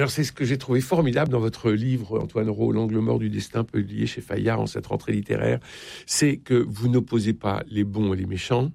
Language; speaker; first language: French; native; French